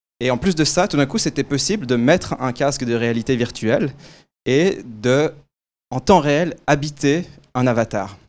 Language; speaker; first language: French; native; French